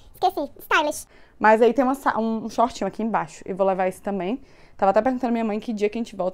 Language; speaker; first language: Portuguese; native; Portuguese